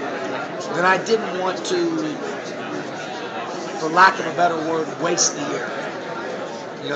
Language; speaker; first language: English; native; English